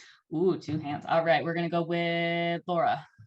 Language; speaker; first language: English; native; English